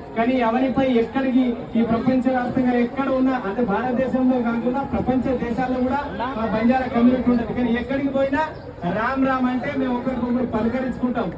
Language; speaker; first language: Telugu; non-native, local second language; Lambadi